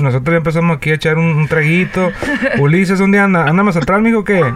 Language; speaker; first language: Spanish; native; Spanish